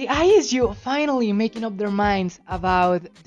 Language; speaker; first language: English; non-native, fluent; Spanish